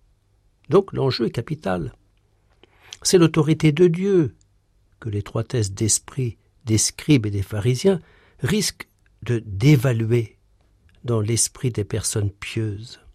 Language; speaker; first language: French; native; French